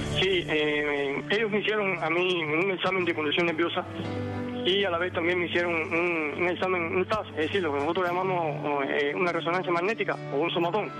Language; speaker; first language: Spanish; native; Spanish